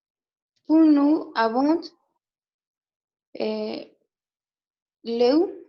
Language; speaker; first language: French; non-native, learner; Spanish